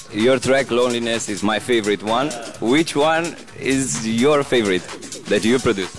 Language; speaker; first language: English; non-native, fluent; Romanian